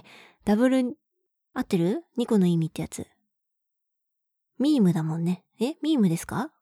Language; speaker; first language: Japanese; native; Japanese